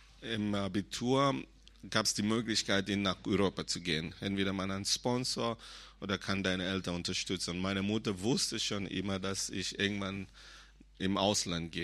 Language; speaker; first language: German; non-native, fluent; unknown